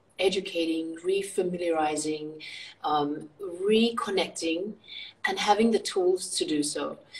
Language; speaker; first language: English; early bilingual, other home language; Indonesian